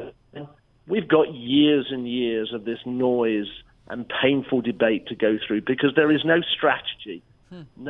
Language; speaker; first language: English; native; English